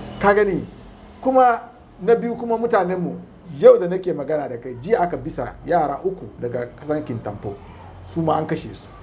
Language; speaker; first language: Hausa; non-native, local second language; Fula